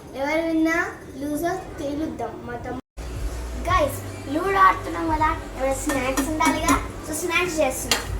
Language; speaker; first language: Telugu; non-native, local second language; Lambadi